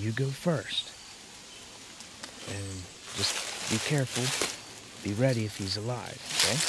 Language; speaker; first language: English; native; English